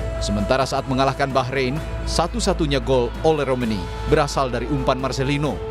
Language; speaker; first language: Indonesian; native; Indonesian